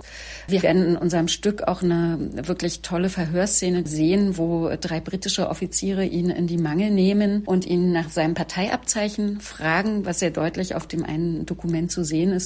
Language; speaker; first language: German; native; German